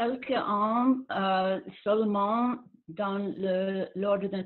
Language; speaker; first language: French; non-native, learner; English